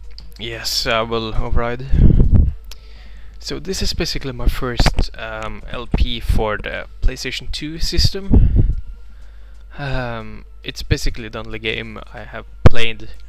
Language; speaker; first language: English; non-native, fluent; Norwegian